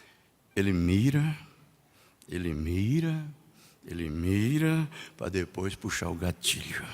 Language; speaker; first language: Portuguese; native; Portuguese